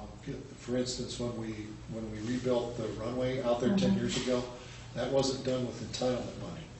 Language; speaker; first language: English; native; English